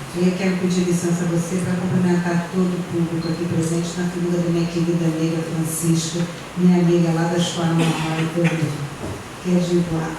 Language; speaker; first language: Portuguese; native; Portuguese